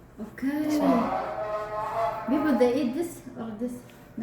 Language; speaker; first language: English; non-native, learner; Arabic